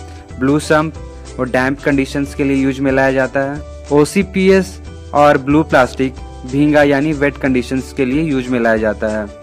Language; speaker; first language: Hindi; native; Hindi